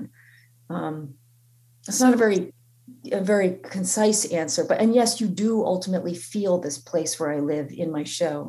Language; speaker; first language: English; native; English